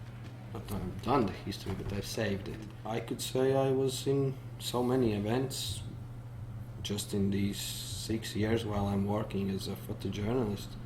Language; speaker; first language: English; non-native, fluent; Latvian